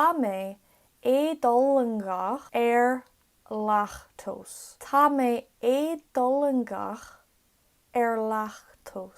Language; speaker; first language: Irish; non-native, learner; English